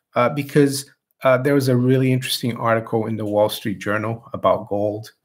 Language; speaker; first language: English; non-native, fluent; Portuguese